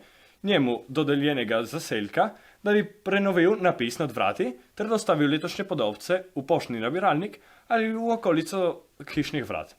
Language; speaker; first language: Slovenian; native; Slovenian